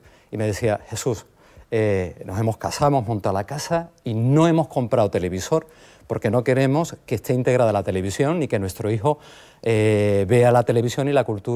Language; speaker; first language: Spanish; native; Spanish